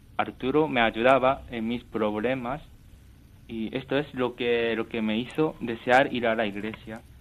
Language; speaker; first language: Spanish; non-native, fluent; Japanese